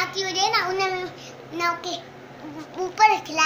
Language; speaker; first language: Hindi; native; Hindi